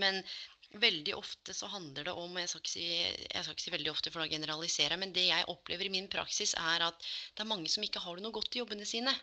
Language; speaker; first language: Norwegian; native; Norwegian